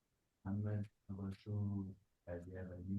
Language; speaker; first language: Arabic; non-native, learner; English